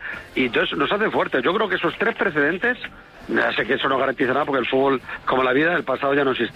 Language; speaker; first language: Spanish; native; Spanish